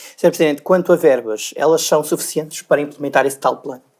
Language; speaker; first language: Portuguese; native; Portuguese